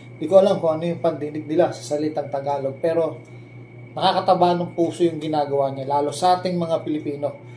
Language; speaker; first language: Filipino; native; Filipino